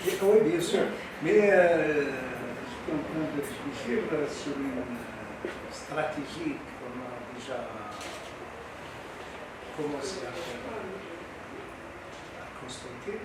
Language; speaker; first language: French; non-native, local second language; Arabic